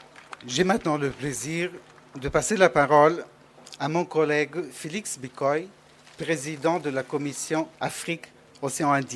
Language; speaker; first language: French; non-native, fluent; Portuguese